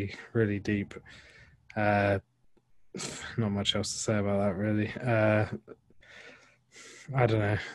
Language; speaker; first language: English; native; English